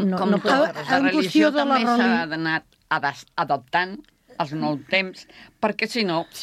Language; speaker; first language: Catalan; non-native, local second language; Spanish